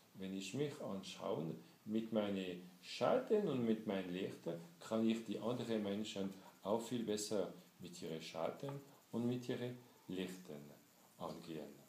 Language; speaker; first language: German; non-native, fluent; French